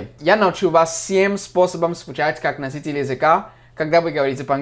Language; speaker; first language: Russian; non-native, fluent; English